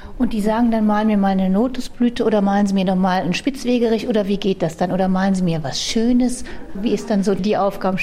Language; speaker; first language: German; native; German